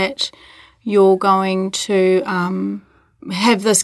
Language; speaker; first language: English; native; English